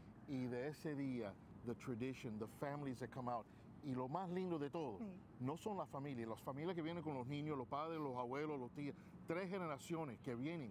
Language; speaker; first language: Spanish; early bilingual, heritage; Spanish